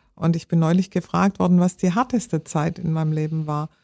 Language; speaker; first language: German; native; German